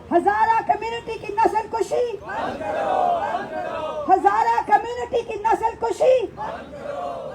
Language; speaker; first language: Urdu; native; Urdu